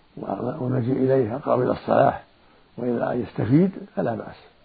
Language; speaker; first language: Arabic; native; Arabic